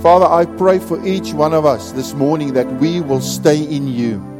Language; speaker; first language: English; non-native, local second language; Afrikaans